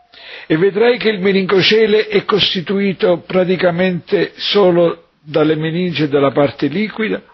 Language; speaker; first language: Italian; native; Italian